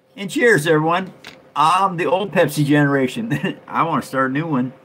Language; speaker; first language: English; native; English